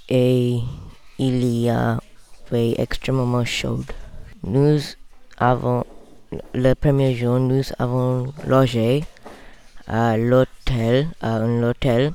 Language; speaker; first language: French; non-native, learner; English